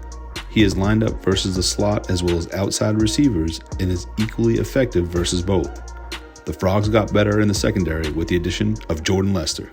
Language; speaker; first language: English; native; English